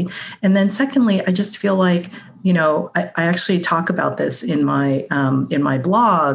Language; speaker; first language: English; non-native, local second language; Cantonese